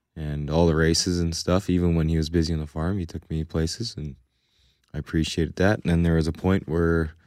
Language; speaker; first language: English; native; English